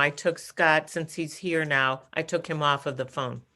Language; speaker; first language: English; native; English